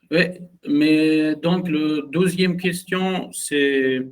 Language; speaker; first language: French; non-native, learner; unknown